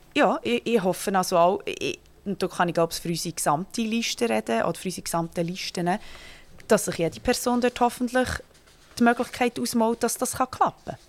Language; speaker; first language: German; native; German